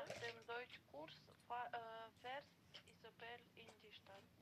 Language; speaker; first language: German; non-native, learner; Macedonian